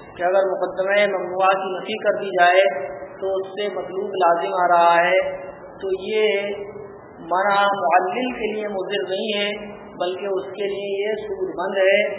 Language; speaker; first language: Urdu; native; Urdu